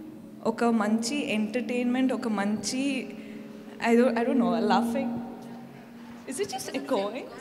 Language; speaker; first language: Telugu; non-native, fluent; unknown